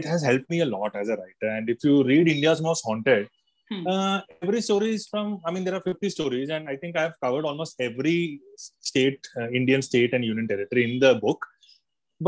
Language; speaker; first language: English; non-native, local second language; Malayalam